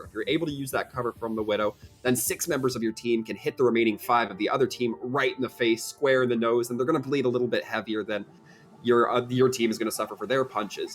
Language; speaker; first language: English; native; English